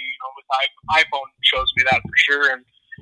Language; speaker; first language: English; native; English